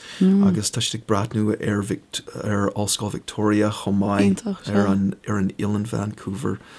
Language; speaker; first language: Irish; non-native, fluent; English